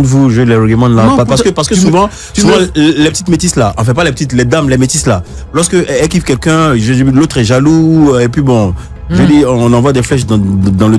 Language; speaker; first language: French; native; French